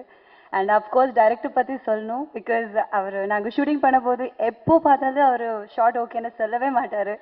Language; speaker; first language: Tamil; non-native, learner; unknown